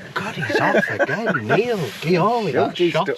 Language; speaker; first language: English; native; English